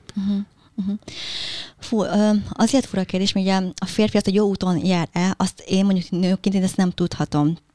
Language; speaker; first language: Hungarian; early bilingual, other home language; Vietnamese